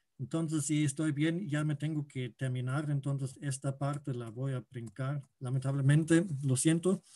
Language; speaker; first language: Spanish; non-native, fluent; German